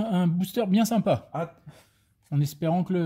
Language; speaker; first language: French; native; French